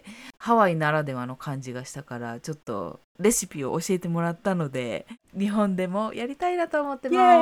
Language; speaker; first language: Japanese; native; Japanese